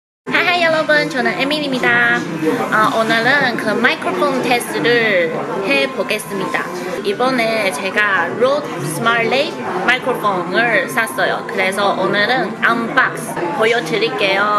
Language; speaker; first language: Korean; non-native, learner; Chinese